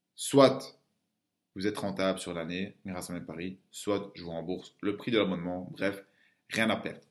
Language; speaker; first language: French; native; French